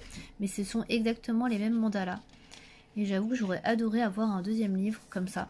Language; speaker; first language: French; native; French